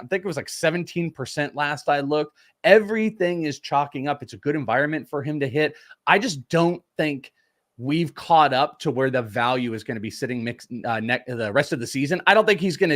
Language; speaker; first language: English; native; English